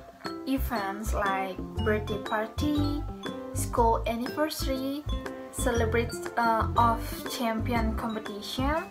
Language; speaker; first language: English; non-native, learner; Indonesian